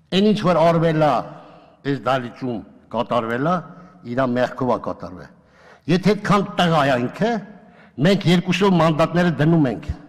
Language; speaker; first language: Armenian; native; Armenian